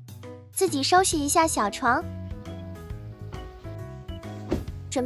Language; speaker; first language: Chinese; native; Chinese